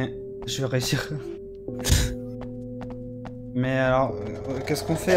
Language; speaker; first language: French; native; French